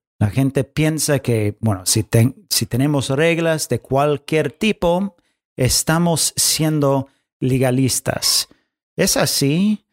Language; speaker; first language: Spanish; non-native, fluent; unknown